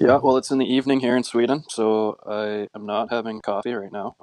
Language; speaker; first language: English; native; English